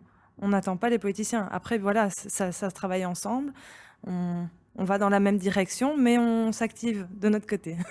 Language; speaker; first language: French; native; French